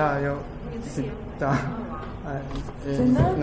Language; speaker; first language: Russian; non-native, learner; Chinese